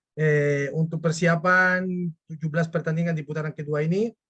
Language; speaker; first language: Indonesian; non-native, fluent; Spanish